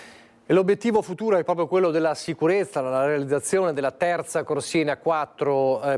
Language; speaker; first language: Italian; native; Italian